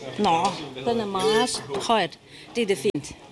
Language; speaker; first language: Danish; non-native, learner; Chinese